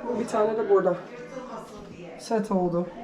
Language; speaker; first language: Turkish; non-native, fluent; Dutch